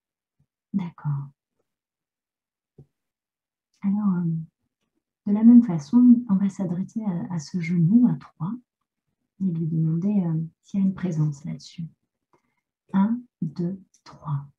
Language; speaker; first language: French; native; French